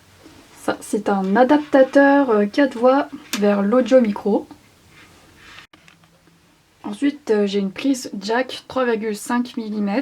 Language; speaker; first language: French; native; French